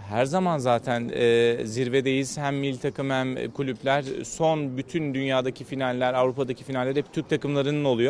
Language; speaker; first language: Turkish; native; Turkish